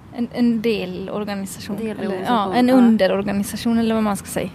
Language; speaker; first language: Swedish; native; Swedish